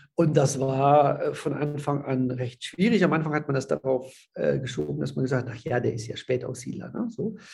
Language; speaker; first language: German; early bilingual, other home language; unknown